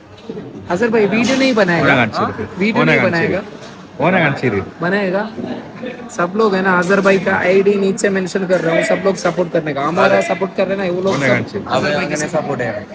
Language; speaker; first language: Hindi; non-native, fluent; Malayalam